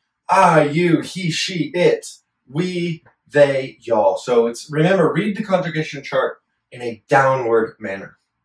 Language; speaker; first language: English; native; English